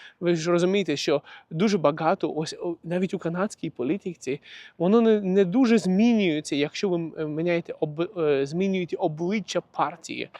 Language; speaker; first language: Ukrainian; non-native, local second language; Russian